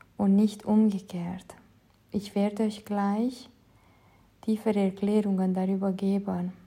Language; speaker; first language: German; non-native, fluent; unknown